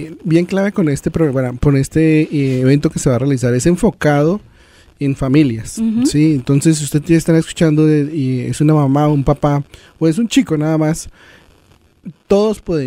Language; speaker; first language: Spanish; native; Spanish